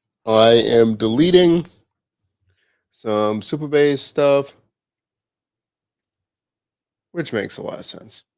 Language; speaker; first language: English; native; English